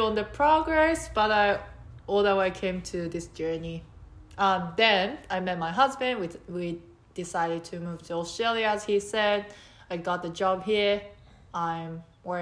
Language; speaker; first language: English; non-native, fluent; Japanese